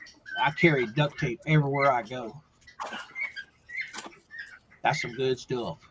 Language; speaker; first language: English; native; English